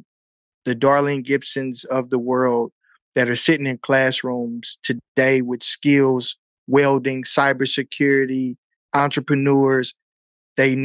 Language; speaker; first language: English; native; English